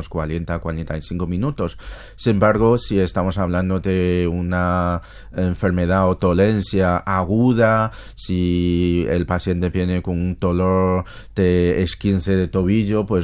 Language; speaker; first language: Spanish; non-native, fluent; Chinese